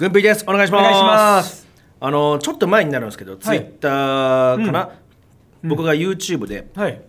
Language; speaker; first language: Japanese; native; Japanese